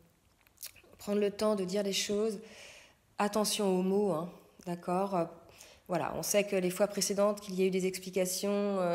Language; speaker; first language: French; native; French